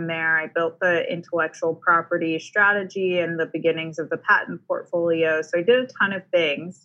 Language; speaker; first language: English; native; English